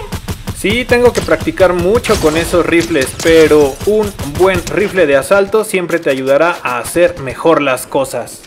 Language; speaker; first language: Spanish; native; Spanish